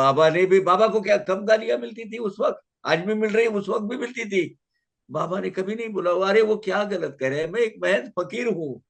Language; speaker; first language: Hindi; native; Hindi